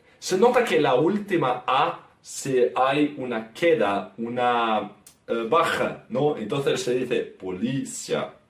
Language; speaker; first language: Spanish; non-native, fluent; Portuguese